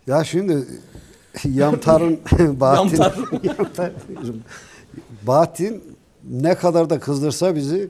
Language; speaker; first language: Turkish; native; Turkish